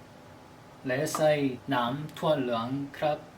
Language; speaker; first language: Thai; non-native, learner; Korean